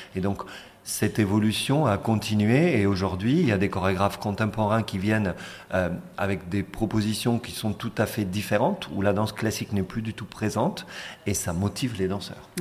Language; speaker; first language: French; non-native, fluent; Spanish